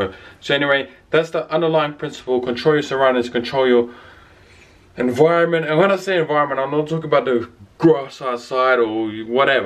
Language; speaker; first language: English; native; English